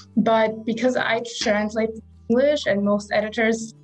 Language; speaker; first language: English; non-native, fluent; German